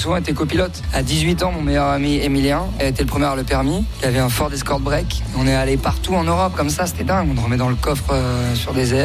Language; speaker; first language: French; native; French